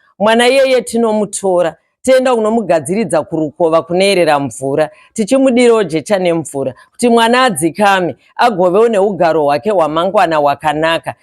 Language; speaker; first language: Shona; native; Shona